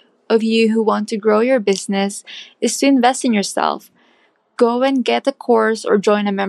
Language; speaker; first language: English; non-native, local second language; Filipino